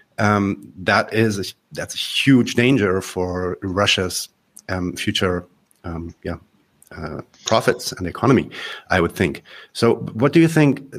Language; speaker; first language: English; non-native, fluent; Polish